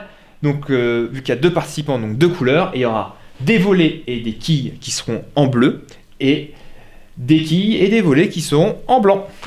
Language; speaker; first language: French; native; French